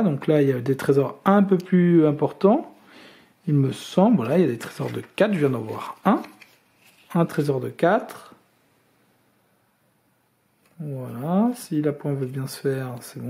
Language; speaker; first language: French; native; French